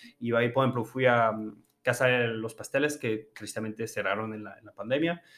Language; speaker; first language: Spanish; non-native, fluent; French